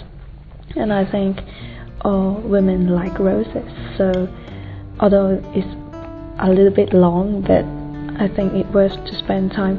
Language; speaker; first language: English; non-native, local second language; Cantonese